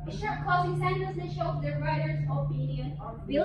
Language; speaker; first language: English; non-native, fluent; Indonesian